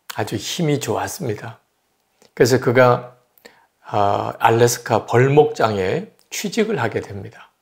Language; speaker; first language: Korean; native; Korean